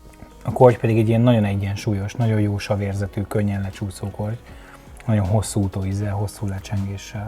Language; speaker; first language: Hungarian; native; Hungarian